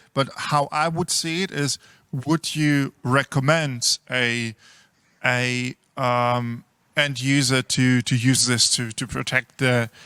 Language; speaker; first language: English; non-native, fluent; German